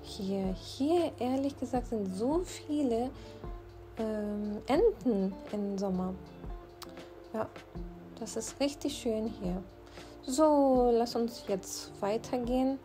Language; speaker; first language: German; non-native, fluent; Urdu